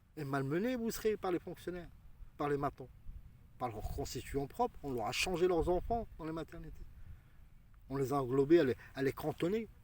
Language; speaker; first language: French; early bilingual, other home language; Arabic